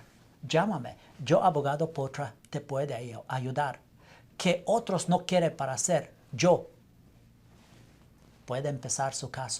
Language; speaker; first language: Spanish; non-native, learner; English